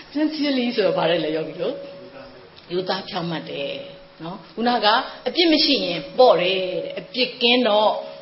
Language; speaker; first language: Burmese; native; Burmese